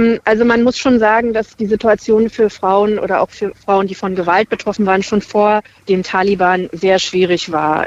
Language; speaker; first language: German; native; German